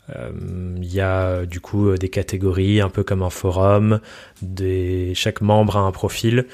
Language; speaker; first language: French; native; French